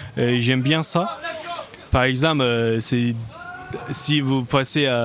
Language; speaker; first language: French; non-native, learner; Turkish